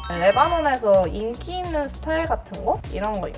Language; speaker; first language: Korean; native; Korean